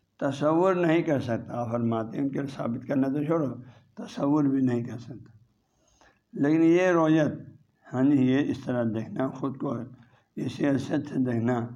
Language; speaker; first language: Urdu; non-native, local second language; Balti